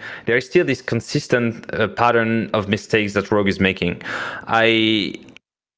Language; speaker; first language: English; non-native, fluent; French